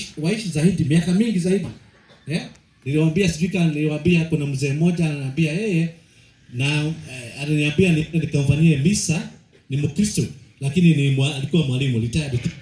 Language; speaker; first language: Swahili; non-native, local second language; Kikuyu